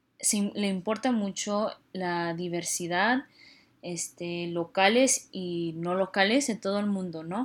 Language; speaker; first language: Spanish; early bilingual, heritage; Spanish